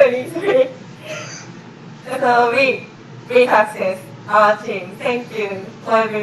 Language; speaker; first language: English; non-native, learner; Japanese